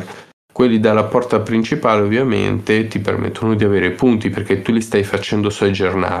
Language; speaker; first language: Italian; native; Italian